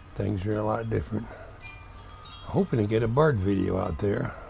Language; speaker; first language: English; native; English